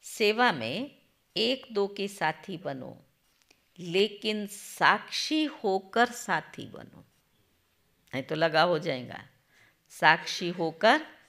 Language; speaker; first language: Hindi; non-native, local second language; Gujarati